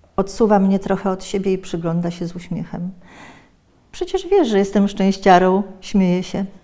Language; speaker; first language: Polish; native; Polish